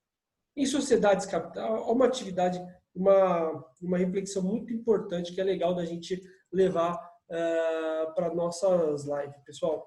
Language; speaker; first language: Portuguese; native; Portuguese